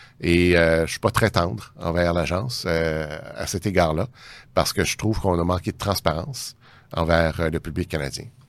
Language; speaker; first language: French; native; French